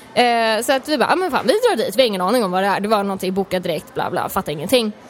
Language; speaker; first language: Swedish; native; Swedish